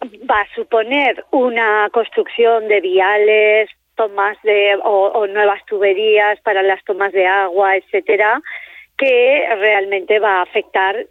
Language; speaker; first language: Spanish; native; Spanish